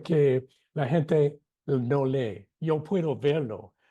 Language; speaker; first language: Spanish; non-native, fluent; English